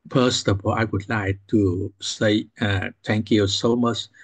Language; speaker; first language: English; non-native, learner; Vietnamese